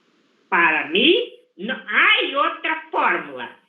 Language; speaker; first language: Spanish; non-native, fluent; Portuguese